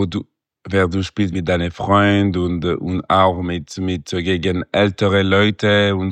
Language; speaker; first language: German; non-native, local second language; French